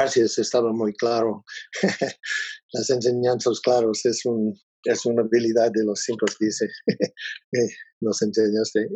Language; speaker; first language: Spanish; non-native, learner; English